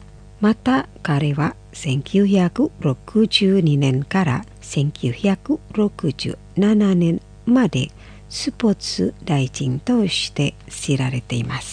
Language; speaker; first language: Japanese; non-native, fluent; Indonesian